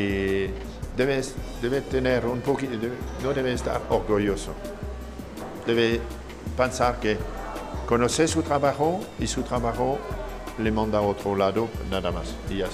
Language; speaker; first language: Spanish; non-native, fluent; French